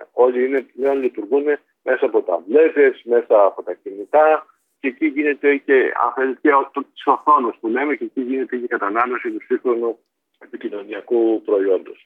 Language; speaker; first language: Greek; native; Greek